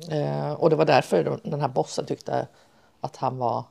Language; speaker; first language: Swedish; early bilingual, other home language; Persian